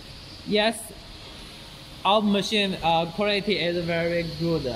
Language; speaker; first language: English; non-native, learner; Chinese